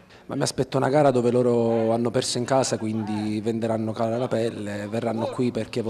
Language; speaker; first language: Italian; native; Italian